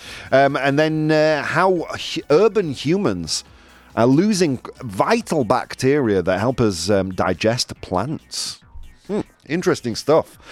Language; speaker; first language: English; native; English